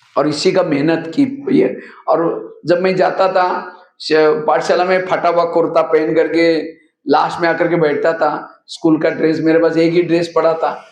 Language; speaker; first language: Hindi; non-native, local second language; Marathi